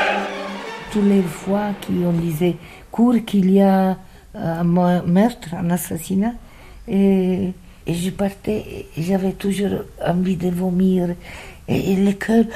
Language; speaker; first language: French; non-native, fluent; Italian